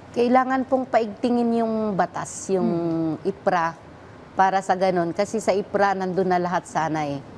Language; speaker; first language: Filipino; non-native, local second language; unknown